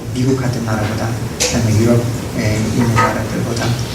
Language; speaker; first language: Korean; non-native, fluent; English